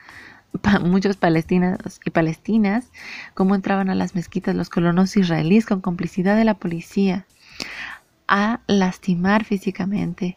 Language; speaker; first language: Spanish; native; Spanish